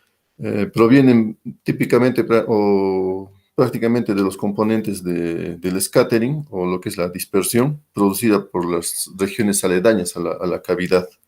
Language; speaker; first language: Spanish; native; Spanish